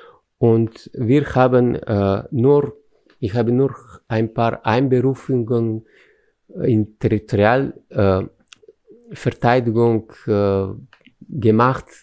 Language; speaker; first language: German; non-native, fluent; Slovenian